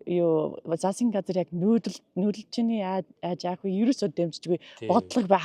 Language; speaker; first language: Mongolian; non-native, learner; English